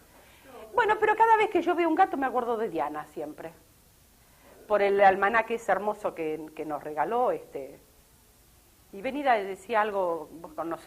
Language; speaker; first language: Spanish; native; Spanish